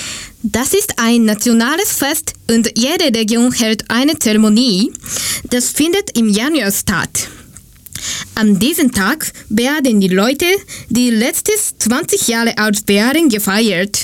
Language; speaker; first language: German; non-native, learner; Japanese